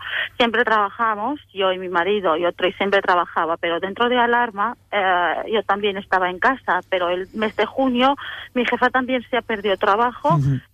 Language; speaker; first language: Spanish; non-native, learner; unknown